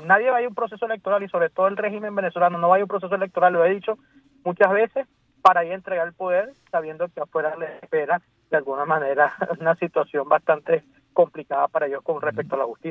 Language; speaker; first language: Spanish; native; Spanish